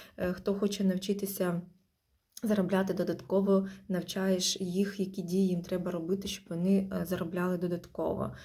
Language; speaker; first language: Ukrainian; non-native, local second language; Russian